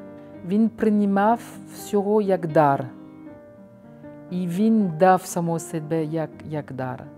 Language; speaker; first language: Ukrainian; non-native, fluent; French